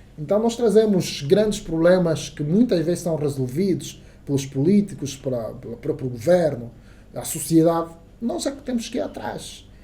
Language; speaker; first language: Portuguese; non-native, local second language; Kongo